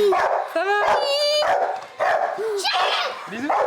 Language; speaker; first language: French; native; French